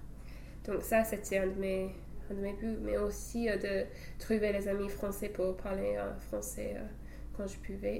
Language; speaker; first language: French; non-native, fluent; English